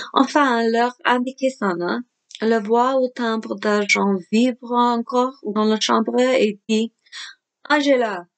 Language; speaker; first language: French; non-native, fluent; English